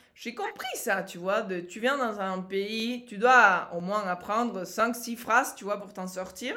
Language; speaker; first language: French; native; French